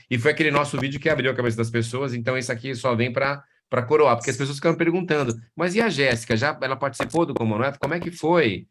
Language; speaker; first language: Portuguese; native; Portuguese